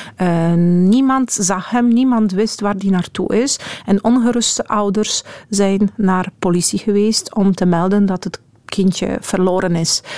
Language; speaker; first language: Dutch; non-native, fluent; Polish